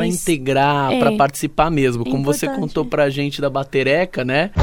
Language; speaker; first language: Portuguese; native; Portuguese